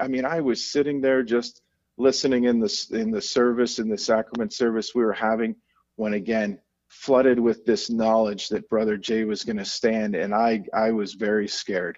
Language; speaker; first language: English; native; English